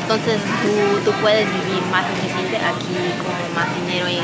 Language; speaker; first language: Spanish; non-native, learner; English